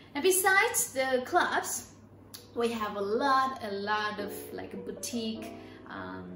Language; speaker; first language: English; non-native, fluent; Chinese